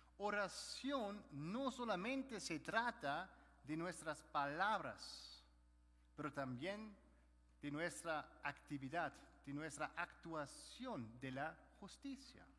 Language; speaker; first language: Spanish; non-native, fluent; German